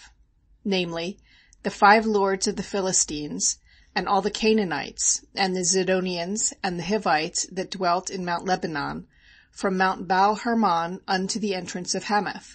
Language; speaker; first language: English; native; English